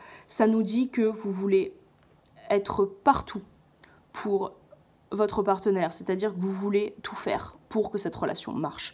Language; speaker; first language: French; native; French